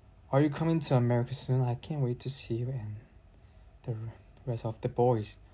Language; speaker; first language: English; non-native, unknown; Chinese